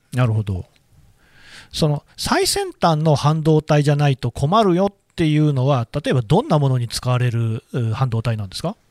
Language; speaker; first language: Japanese; native; Japanese